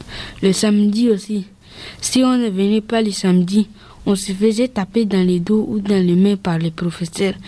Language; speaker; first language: French; early bilingual, other home language; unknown